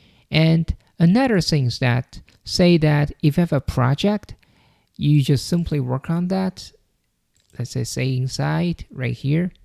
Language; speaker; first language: English; non-native, fluent; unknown